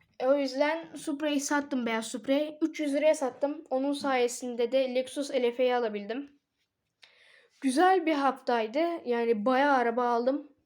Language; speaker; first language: Turkish; native; Turkish